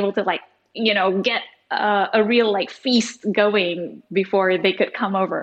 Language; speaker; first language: English; early bilingual, other home language; Indonesian